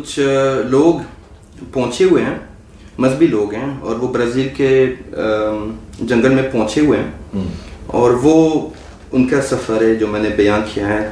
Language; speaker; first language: Urdu; non-native, fluent; French